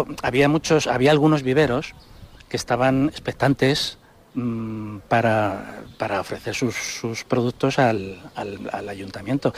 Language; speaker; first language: Spanish; native; Spanish